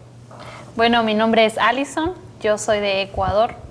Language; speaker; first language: Spanish; native; Spanish